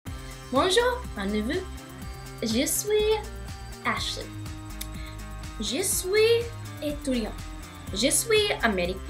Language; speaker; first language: French; non-native, learner; English